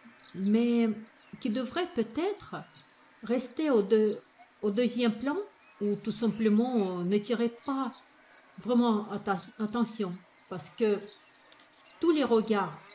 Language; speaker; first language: French; non-native, fluent; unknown